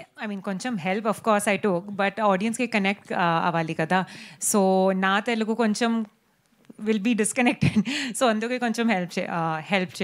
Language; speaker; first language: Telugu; non-native, learner; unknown